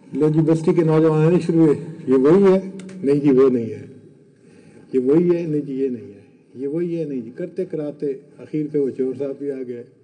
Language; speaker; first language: Urdu; non-native, local second language; Punjabi